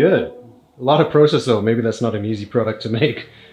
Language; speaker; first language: English; native; English